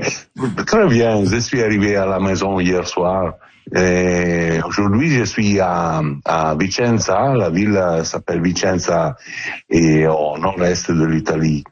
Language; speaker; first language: French; non-native, learner; Italian